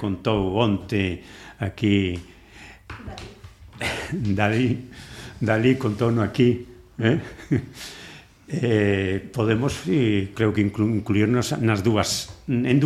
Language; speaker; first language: Galician; non-native, local second language; Spanish